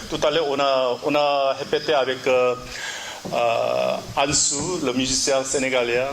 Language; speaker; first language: French; non-native, learner; Korean